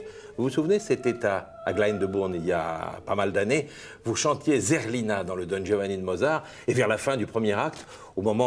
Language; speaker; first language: French; native; French